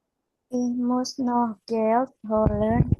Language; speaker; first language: German; non-native, learner; Indonesian